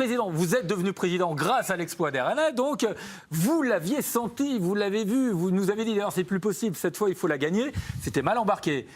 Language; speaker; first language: French; native; French